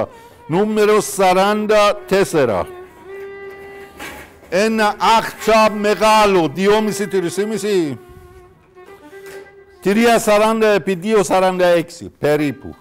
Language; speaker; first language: Greek; non-native, learner; Persian